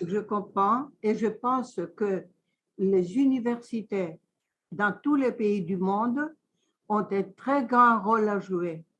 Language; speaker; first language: French; non-native, fluent; Greek